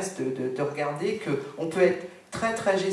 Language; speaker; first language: French; native; French